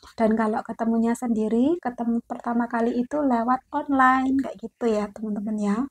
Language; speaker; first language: Indonesian; native; Indonesian